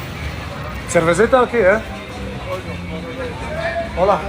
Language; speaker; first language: Spanish; non-native, learner; Bulgarian